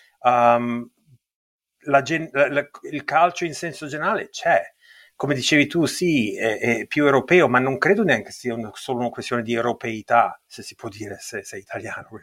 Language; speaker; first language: Italian; early bilingual, heritage; Italian